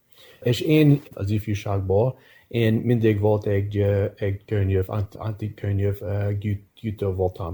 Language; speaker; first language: Hungarian; early bilingual, heritage; English